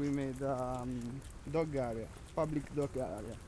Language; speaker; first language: English; non-native, learner; Italian